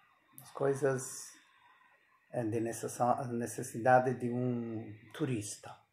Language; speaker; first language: Portuguese; non-native, fluent; Persian